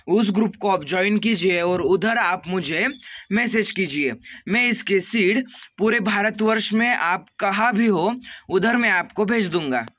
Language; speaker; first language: Hindi; non-native, local second language; Marathi